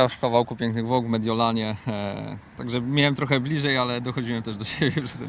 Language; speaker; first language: Polish; native; Polish